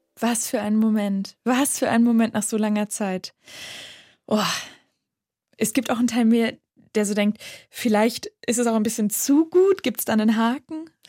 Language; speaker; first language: German; native; German